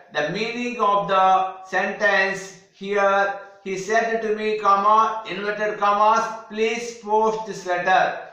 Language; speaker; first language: English; non-native, local second language; Telugu